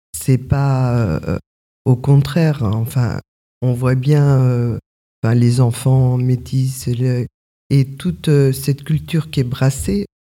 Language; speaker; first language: French; native; French